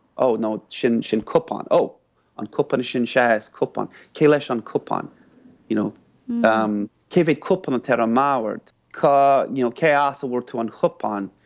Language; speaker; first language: Irish; non-native, fluent; English